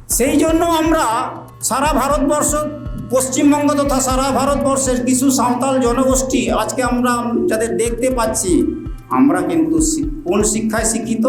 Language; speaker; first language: Bangla; non-native, local second language; Santali